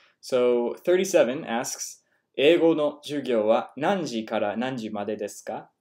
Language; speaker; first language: Japanese; non-native, learner; English